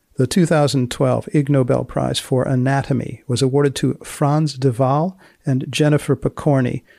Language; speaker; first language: English; native; English